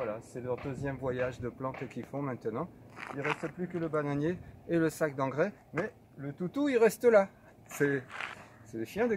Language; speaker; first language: French; native; French